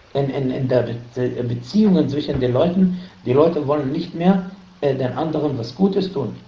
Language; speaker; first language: German; non-native, fluent; Arabic